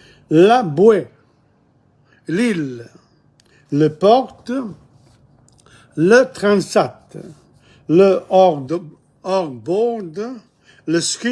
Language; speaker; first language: French; non-native, fluent; English